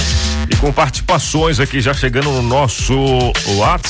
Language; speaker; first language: Portuguese; native; Portuguese